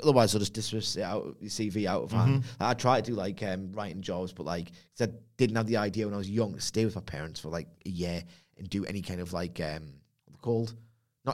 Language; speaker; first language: English; native; English